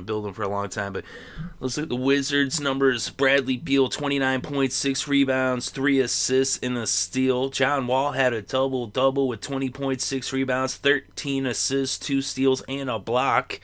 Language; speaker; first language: English; native; English